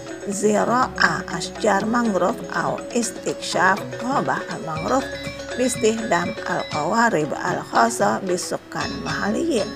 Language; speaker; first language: Arabic; non-native, fluent; Indonesian